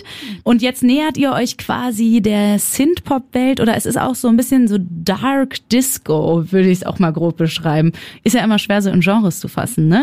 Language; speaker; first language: German; native; German